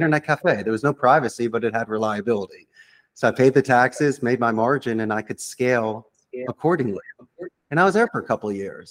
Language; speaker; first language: English; native; English